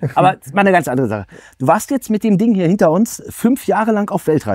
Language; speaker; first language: German; native; German